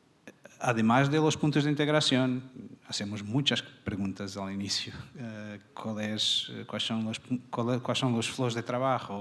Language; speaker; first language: Spanish; non-native, fluent; Portuguese